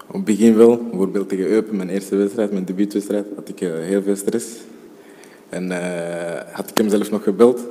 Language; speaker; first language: Dutch; early bilingual, other home language; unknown